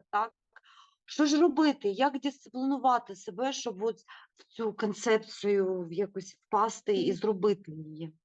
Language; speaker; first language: Ukrainian; non-native, local second language; Russian